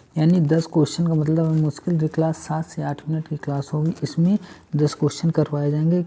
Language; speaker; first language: Hindi; native; Hindi